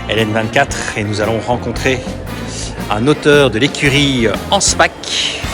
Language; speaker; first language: French; native; French